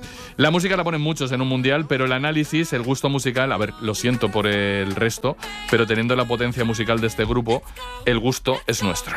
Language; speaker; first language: Spanish; native; Spanish